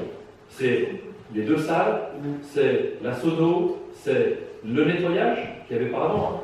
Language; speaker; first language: French; native; French